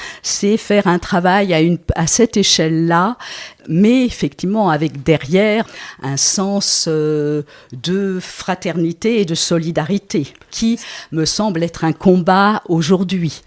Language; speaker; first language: French; native; French